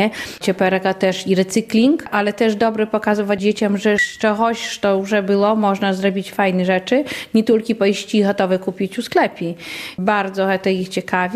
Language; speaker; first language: Polish; non-native, local second language; Belarusian